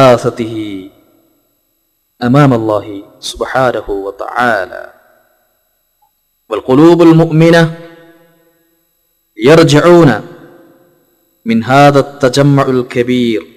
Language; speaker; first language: Arabic; non-native, fluent; Malayalam